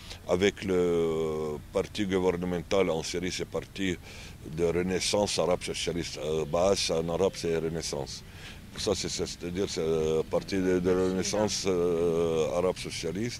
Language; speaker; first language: French; non-native, learner; Arabic